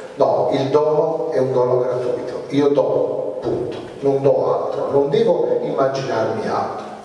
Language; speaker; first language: Italian; native; Italian